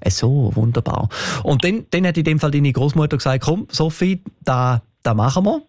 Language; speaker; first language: German; native; German